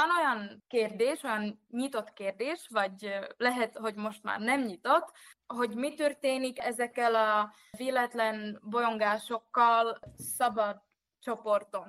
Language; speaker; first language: Hungarian; non-native, fluent; Czech